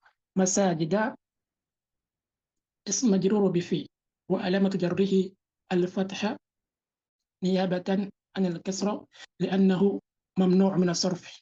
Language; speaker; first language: Arabic; non-native, fluent; Indonesian